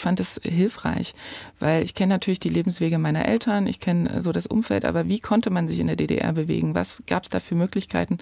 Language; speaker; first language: German; native; German